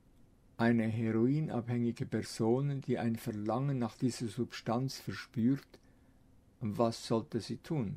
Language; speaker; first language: German; non-native, fluent; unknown